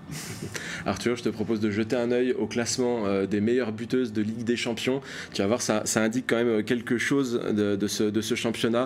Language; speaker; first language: French; native; French